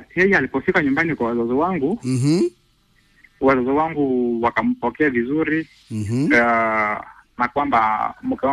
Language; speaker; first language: Swahili; non-native, local second language; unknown